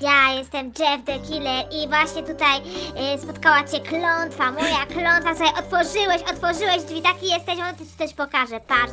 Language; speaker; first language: Polish; native; Polish